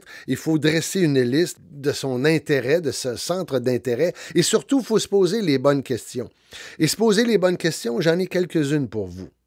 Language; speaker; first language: French; native; French